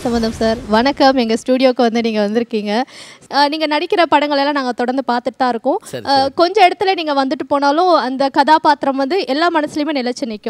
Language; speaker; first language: Tamil; native; Tamil